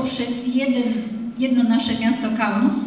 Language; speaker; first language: Russian; non-native, learner; Polish